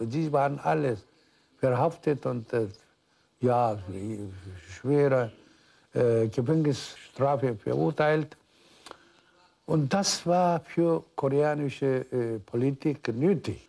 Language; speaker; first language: German; non-native, fluent; Korean